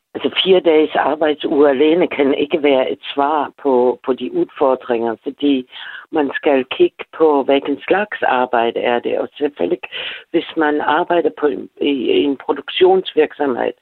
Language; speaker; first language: Danish; non-native, fluent; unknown